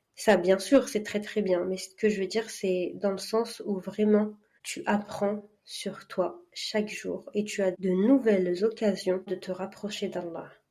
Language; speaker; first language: French; early bilingual, other home language; Arabic